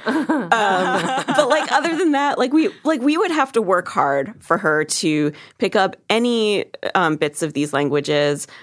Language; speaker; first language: English; native; English